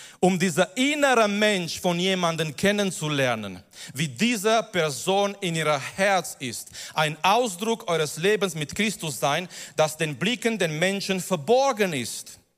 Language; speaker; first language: German; non-native, fluent; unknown